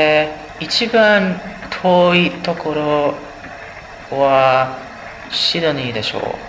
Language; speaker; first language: Japanese; non-native, learner; English